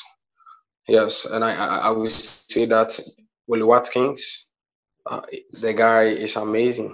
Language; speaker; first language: English; non-native, local second language; Akan